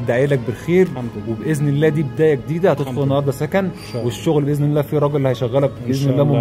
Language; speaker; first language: Arabic; native; Arabic